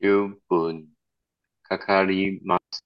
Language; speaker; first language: Japanese; non-native, learner; Chinese